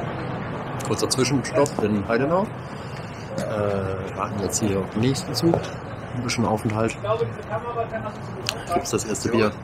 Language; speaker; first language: German; native; German